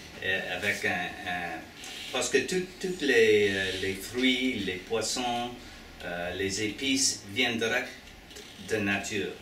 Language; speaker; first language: French; non-native, learner; English